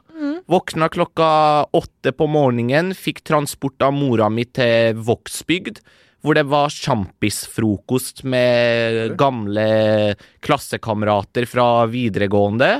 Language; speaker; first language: Norwegian; native; Norwegian